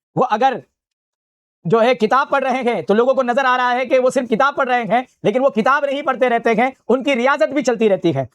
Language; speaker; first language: Urdu; native; Urdu